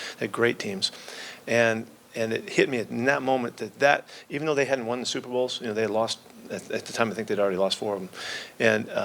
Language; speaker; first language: English; native; English